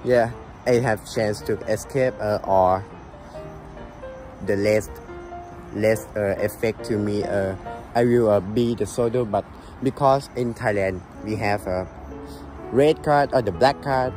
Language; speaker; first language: English; non-native, learner; Thai